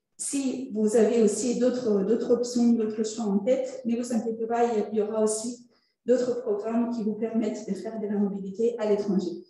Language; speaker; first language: French; non-native, fluent; Italian